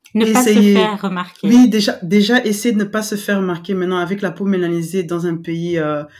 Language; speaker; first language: French; non-native, local second language; Lingala